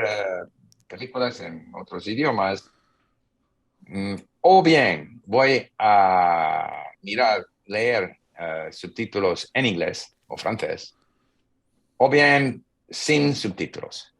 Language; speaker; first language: Spanish; non-native, fluent; English